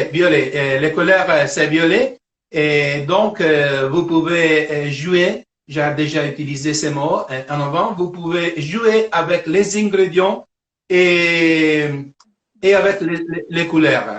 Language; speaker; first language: French; non-native, fluent; Italian